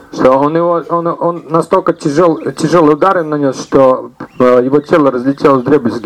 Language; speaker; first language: Russian; native; Russian